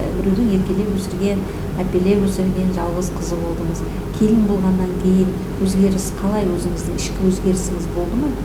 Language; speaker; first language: Kazakh; native; Kazakh